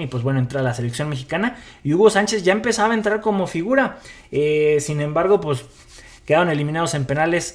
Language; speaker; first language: Spanish; native; Spanish